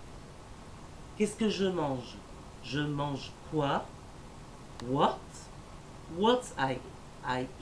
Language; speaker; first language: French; non-native, learner; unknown